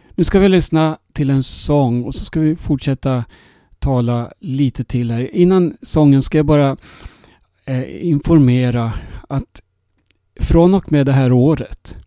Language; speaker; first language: Spanish; non-native, fluent; Swedish